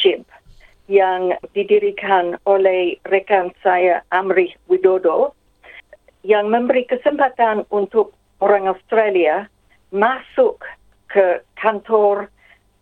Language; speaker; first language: Indonesian; non-native, fluent; English